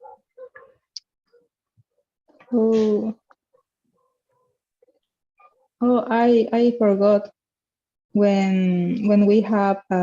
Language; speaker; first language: English; non-native, learner; Spanish